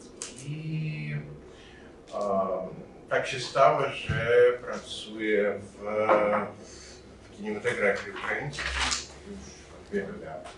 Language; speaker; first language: Polish; non-native, learner; Ukrainian